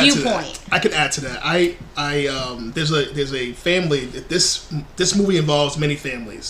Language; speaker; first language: English; native; English